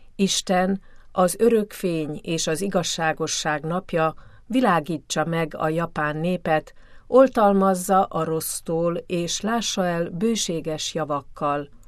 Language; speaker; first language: Hungarian; native; Hungarian